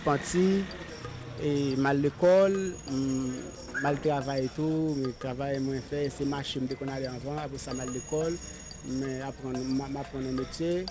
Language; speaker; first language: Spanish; non-native, learner; Haitian Creole